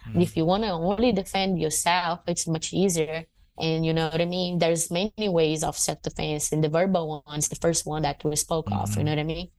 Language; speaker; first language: English; non-native, fluent; Portuguese